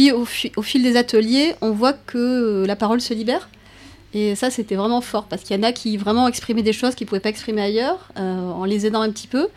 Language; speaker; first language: French; native; French